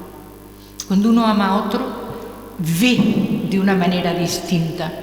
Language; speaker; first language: Spanish; native; Spanish